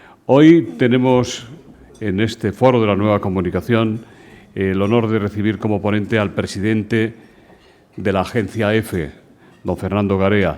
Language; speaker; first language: Spanish; native; Spanish